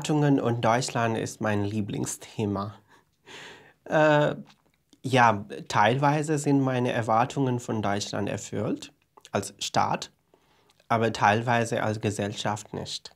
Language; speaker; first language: German; non-native, fluent; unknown